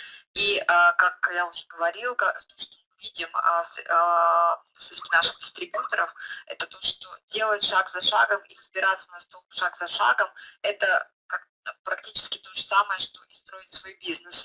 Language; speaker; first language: Russian; native; Russian